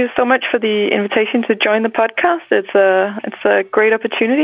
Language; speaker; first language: English; non-native, fluent; Danish